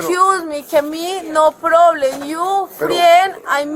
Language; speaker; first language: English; non-native, learner; Spanish